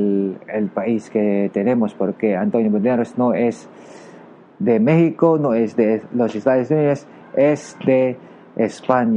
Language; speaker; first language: Spanish; non-native, learner; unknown